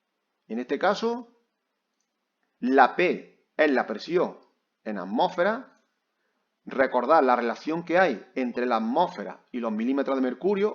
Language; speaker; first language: Spanish; native; Spanish